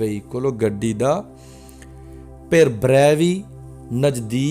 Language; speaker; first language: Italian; non-native, fluent; Punjabi